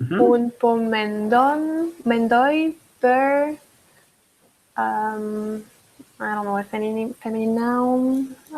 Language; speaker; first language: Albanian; non-native, learner; French